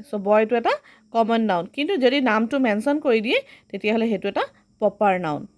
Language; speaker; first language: Assamese; native; Assamese